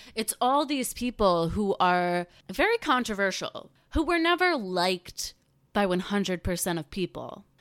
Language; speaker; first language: English; native; English